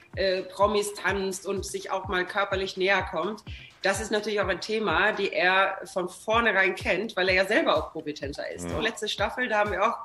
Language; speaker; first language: German; non-native, fluent; Swedish